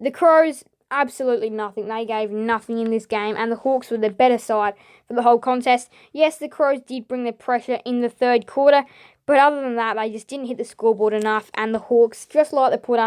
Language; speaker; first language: English; native; English